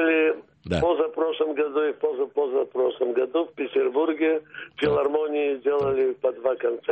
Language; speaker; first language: Russian; early bilingual, heritage; Russian